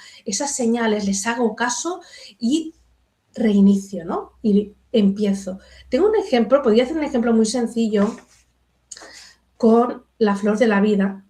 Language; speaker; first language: Spanish; native; Spanish